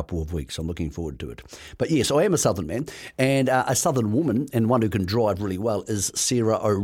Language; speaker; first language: English; native; English